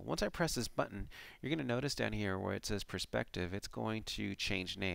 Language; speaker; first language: English; native; English